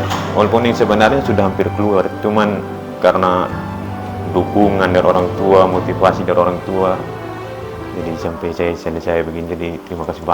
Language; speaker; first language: Indonesian; non-native, local second language; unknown